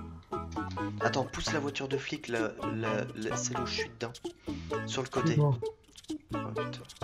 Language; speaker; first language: French; native; French